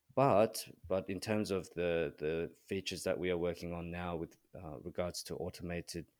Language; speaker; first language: English; early bilingual, other home language; Korean